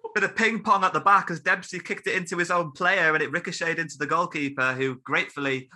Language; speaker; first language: English; native; English